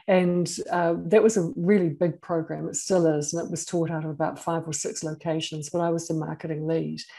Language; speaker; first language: English; native; English